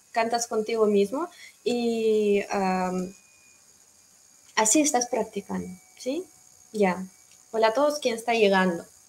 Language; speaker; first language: Spanish; non-native, fluent; Russian